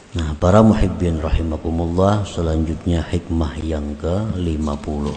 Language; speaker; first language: Indonesian; non-native, local second language; Banjar